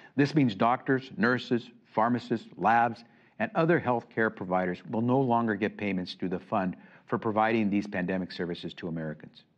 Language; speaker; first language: English; early bilingual, other home language; Spanish